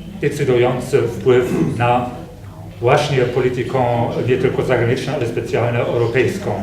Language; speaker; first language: Polish; non-native, fluent; German